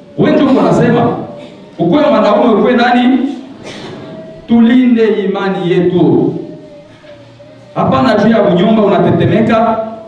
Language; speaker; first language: Swahili; native; Swahili